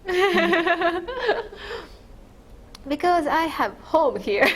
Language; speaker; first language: English; non-native, fluent; Japanese